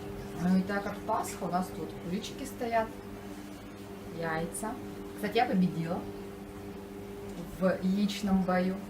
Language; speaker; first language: Russian; native; Russian